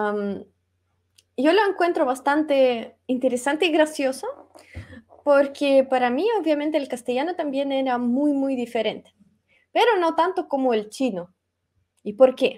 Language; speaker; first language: Spanish; non-native, fluent; Russian